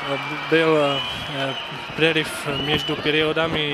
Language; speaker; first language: Russian; non-native, local second language; Latvian